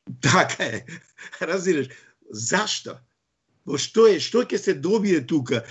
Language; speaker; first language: Macedonian; non-native, local second language; Romany